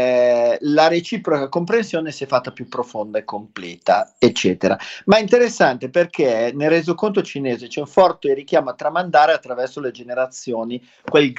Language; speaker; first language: Italian; native; Italian